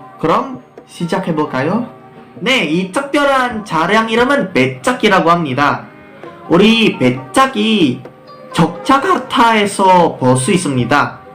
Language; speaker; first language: Korean; non-native, learner; Indonesian